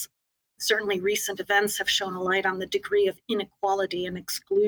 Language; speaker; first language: English; native; English